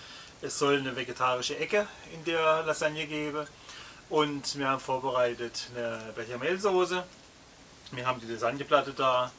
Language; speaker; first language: German; native; German